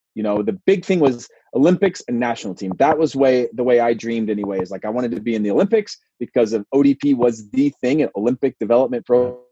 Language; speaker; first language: English; native; English